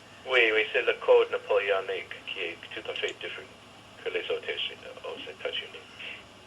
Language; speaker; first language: French; non-native, fluent; English